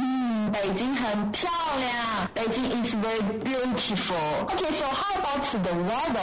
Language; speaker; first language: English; non-native, fluent; Chinese